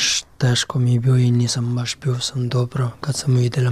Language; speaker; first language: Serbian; non-native, learner; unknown